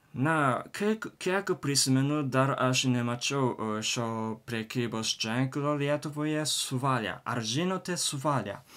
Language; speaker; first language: Lithuanian; non-native, learner; Japanese